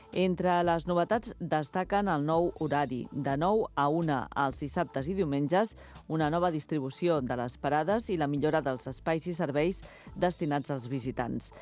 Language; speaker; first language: Catalan; native; Catalan